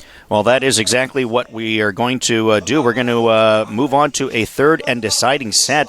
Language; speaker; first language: English; native; English